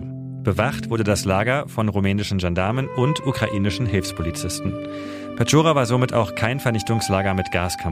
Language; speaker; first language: German; native; German